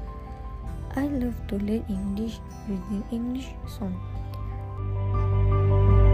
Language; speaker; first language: English; non-native, local second language; Malay